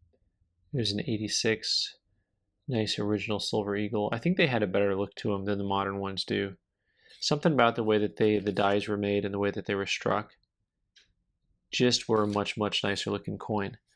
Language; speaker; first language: English; native; English